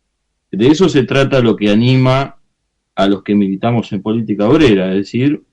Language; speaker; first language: Spanish; native; Spanish